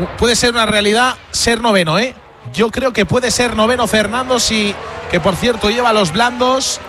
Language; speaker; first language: Spanish; native; Spanish